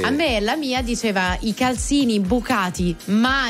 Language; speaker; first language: Italian; native; Italian